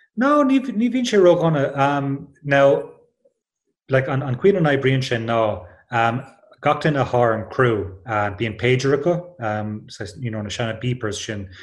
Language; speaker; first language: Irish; non-native, local second language; English